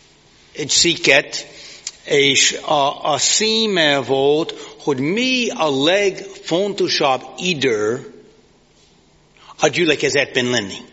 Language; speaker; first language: Hungarian; non-native, fluent; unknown